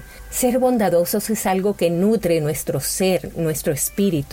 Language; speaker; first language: Spanish; native; Spanish